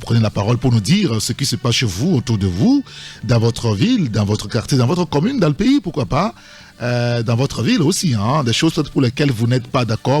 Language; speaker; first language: French; native; French